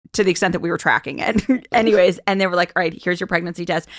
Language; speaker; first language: English; native; English